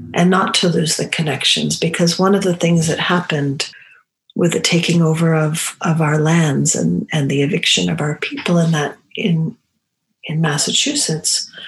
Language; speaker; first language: English; early bilingual, other home language; Romany